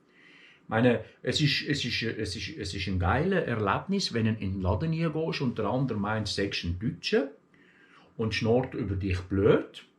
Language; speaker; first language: German; early bilingual, other home language; Turkish